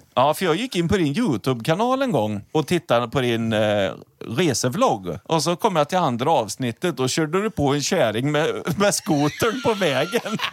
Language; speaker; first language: Swedish; native; Swedish